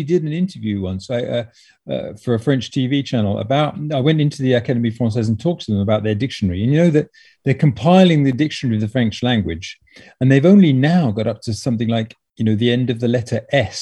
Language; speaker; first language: English; native; English